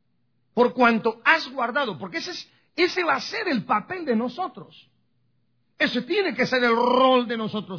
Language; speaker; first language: Spanish; native; Spanish